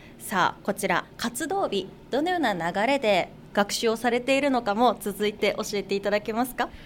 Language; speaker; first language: Japanese; native; Japanese